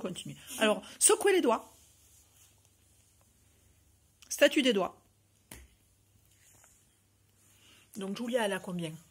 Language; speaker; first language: French; native; French